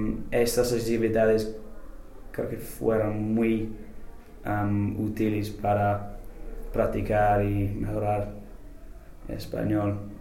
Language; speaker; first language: Spanish; non-native, fluent; English